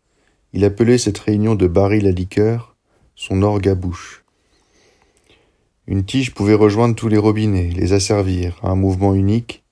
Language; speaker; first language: French; native; French